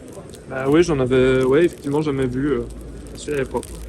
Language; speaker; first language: French; native; French